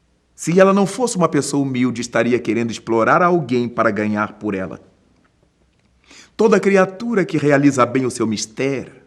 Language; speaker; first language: Portuguese; native; Portuguese